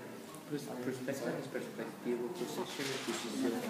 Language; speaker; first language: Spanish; early bilingual, heritage; Spanish